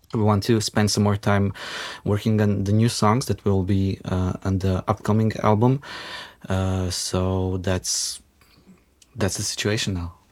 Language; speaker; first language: English; non-native, fluent; Macedonian